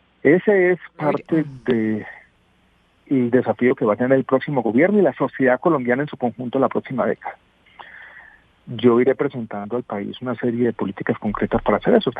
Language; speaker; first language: Spanish; native; Spanish